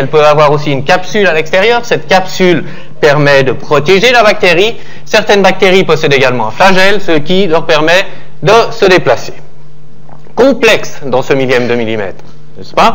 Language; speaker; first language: French; native; French